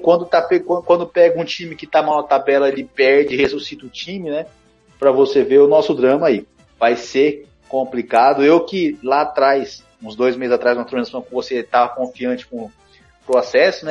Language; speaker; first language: Portuguese; native; Portuguese